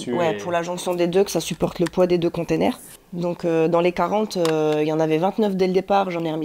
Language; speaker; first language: French; native; French